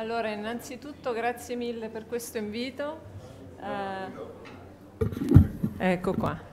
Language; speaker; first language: Italian; native; Italian